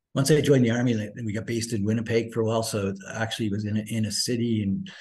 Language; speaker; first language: English; native; English